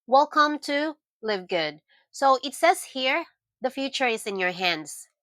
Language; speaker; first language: English; non-native, local second language; Filipino